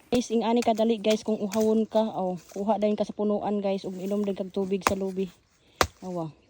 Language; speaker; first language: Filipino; non-native, local second language; Cebuano